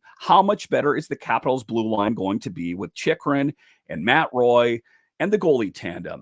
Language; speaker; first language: English; native; English